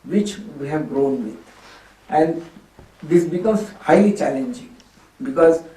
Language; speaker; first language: English; non-native, local second language; Hindi